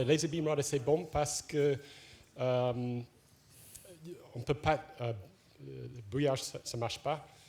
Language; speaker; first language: French; non-native, fluent; English